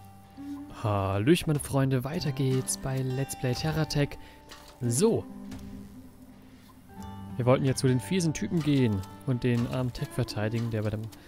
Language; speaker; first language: German; native; German